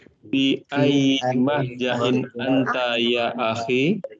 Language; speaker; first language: Arabic; non-native, learner; Indonesian